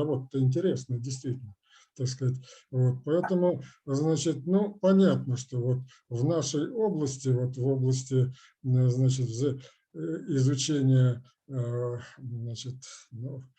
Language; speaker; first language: Russian; native; Russian